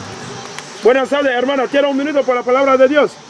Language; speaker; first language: Spanish; non-native, learner; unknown